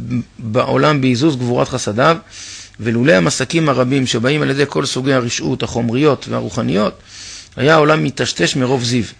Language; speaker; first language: Hebrew; native; Hebrew